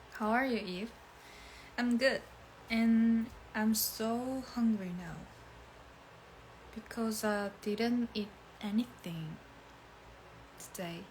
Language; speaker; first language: English; non-native, learner; Korean